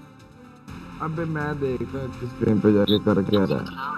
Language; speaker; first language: Hindi; native; Hindi